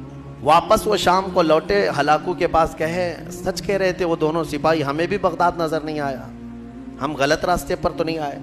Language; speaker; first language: Urdu; native; Urdu